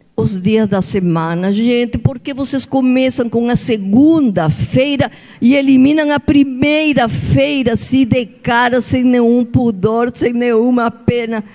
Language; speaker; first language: Portuguese; non-native, fluent; Spanish